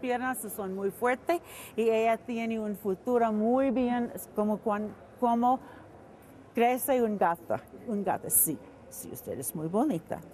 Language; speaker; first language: Spanish; non-native, learner; English